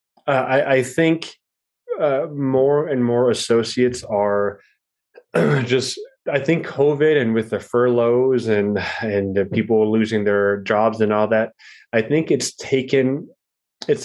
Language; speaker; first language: English; native; English